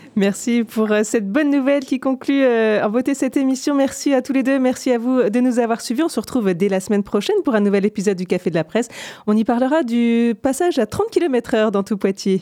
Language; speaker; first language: French; native; French